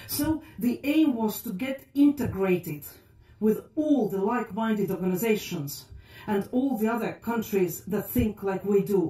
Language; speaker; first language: English; non-native, fluent; Estonian